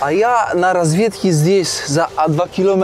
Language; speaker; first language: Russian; non-native, learner; Polish